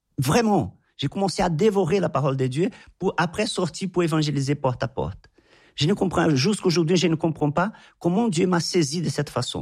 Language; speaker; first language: French; non-native, fluent; Portuguese